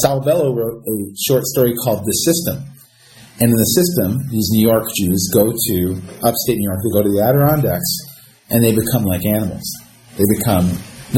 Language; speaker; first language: English; native; English